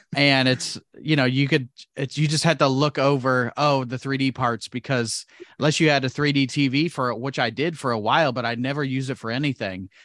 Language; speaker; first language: English; native; English